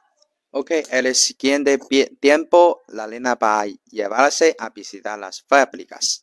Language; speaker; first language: Spanish; non-native, learner; Chinese